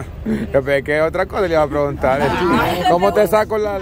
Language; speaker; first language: Spanish; native; Spanish